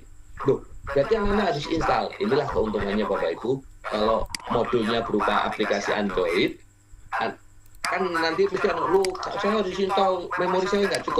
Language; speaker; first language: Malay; non-native, local second language; Javanese